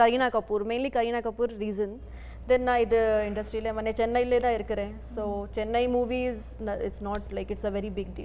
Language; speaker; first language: Tamil; non-native, learner; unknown